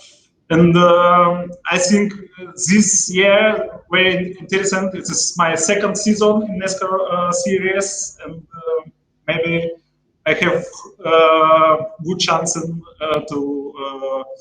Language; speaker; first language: English; non-native, learner; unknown